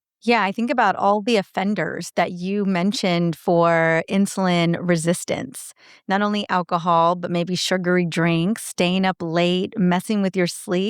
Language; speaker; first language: English; native; English